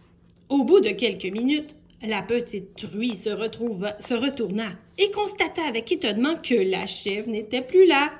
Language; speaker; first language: French; native; French